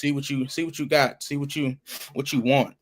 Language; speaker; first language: English; native; English